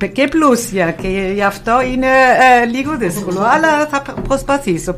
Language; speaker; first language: Greek; non-native, learner; German